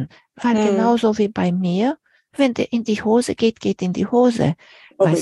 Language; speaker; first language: German; non-native, fluent; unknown